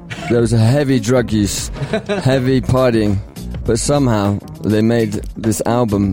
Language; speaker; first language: English; native; English